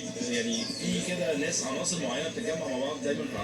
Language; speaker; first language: Arabic; native; Arabic